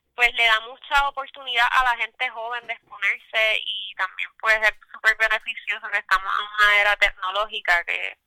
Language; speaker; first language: Spanish; native; Spanish